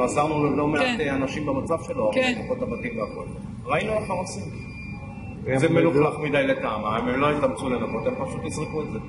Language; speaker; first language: Hebrew; native; Hebrew